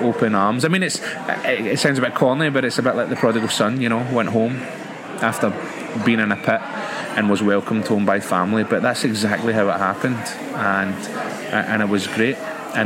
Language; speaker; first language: English; native; English